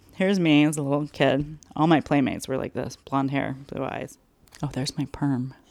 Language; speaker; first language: English; early bilingual, other home language; Korean